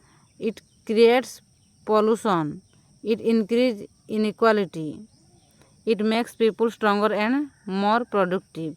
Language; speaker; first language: English; non-native, local second language; Odia